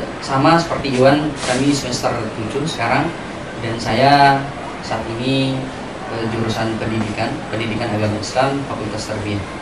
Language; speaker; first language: Indonesian; non-native, local second language; Sasak